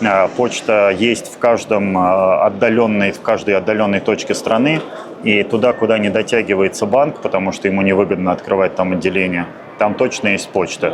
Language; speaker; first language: Russian; native; Russian